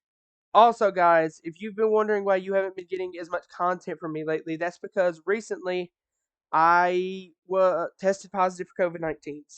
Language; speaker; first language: English; native; English